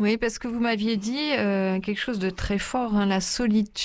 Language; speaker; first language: French; native; French